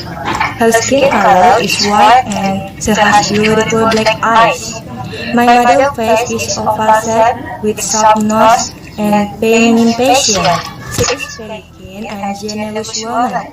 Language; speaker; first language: English; non-native, learner; Indonesian